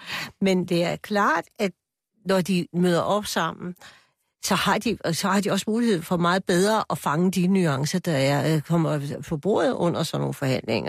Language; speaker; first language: Danish; native; Danish